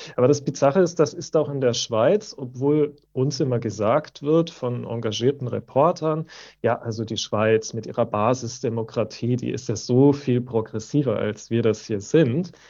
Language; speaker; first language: German; native; German